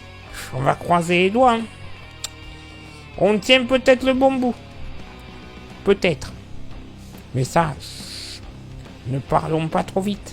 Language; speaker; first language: French; native; French